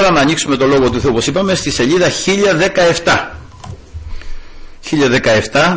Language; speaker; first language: Greek; native; Greek